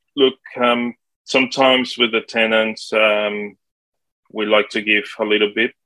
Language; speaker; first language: English; non-native, fluent; Spanish